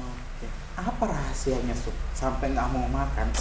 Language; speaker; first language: Indonesian; native; Indonesian